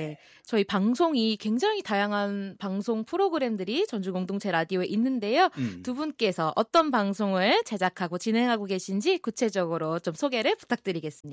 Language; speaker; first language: Korean; native; Korean